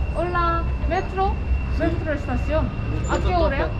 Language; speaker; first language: Spanish; non-native, learner; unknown